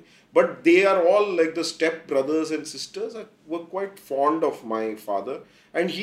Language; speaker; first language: English; non-native, local second language; Kannada